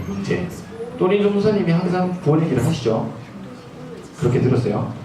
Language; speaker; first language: Korean; non-native, fluent; Japanese